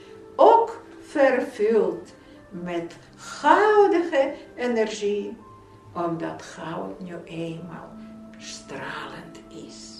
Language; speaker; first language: Dutch; non-native, fluent; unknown